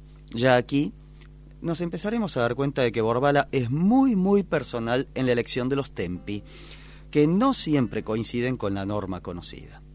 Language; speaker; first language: Spanish; native; Spanish